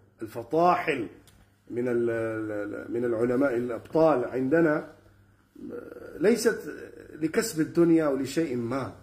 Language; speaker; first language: Arabic; non-native, fluent; Urdu